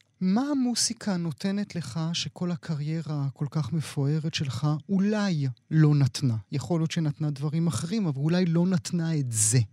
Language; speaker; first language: Hebrew; native; Hebrew